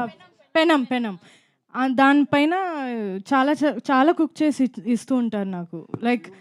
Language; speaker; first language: Telugu; non-native, fluent; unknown